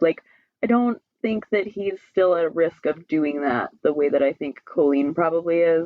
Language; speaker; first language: English; native; English